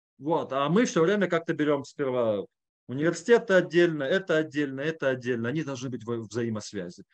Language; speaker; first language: Russian; native; Russian